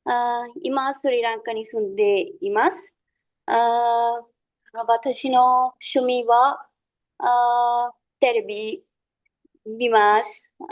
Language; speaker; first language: Japanese; non-native, learner; Sinhala